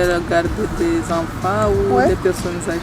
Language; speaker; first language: French; non-native, learner; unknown